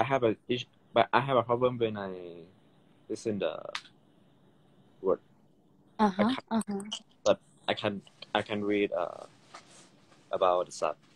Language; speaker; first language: English; non-native, learner; Thai